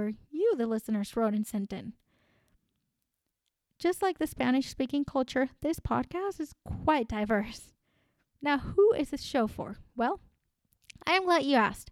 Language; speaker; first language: English; non-native, fluent; Spanish